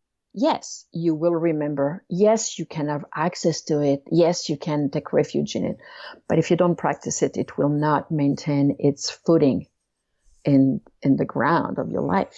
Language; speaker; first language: English; non-native, fluent; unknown